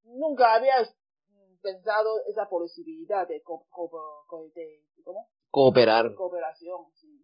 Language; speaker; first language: Spanish; non-native, fluent; Chinese